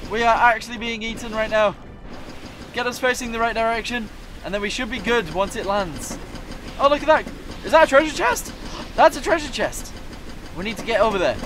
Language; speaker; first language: English; native; English